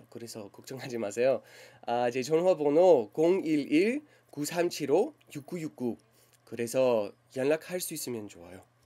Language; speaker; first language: Korean; non-native, learner; English